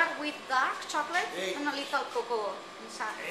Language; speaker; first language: English; non-native, learner; Spanish